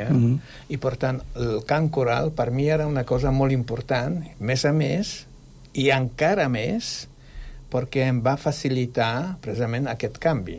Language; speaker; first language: Catalan; non-native, fluent; Polish